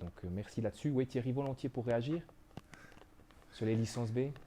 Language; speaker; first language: French; native; French